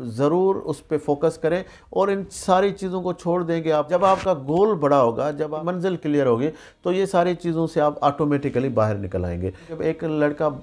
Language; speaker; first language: Urdu; non-native, local second language; Sindhi